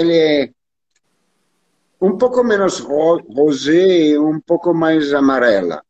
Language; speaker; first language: Portuguese; non-native, learner; French